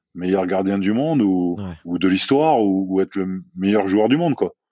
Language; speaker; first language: French; native; French